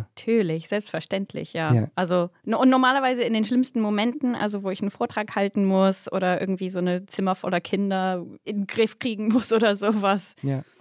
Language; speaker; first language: German; non-native, fluent; English